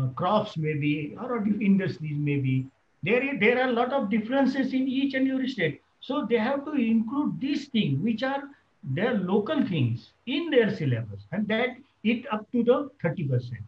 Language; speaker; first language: English; non-native, local second language; Marathi